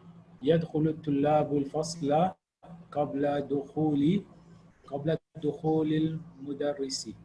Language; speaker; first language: Arabic; non-native, learner; English